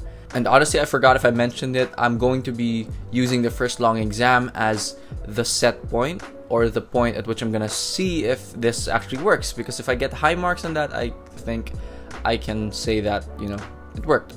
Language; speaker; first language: English; non-native, local second language; Filipino